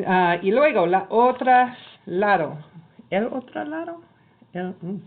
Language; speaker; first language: Spanish; non-native, learner; English